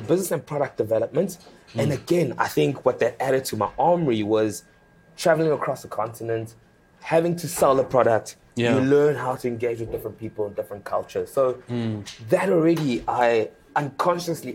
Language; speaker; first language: English; early bilingual, other home language; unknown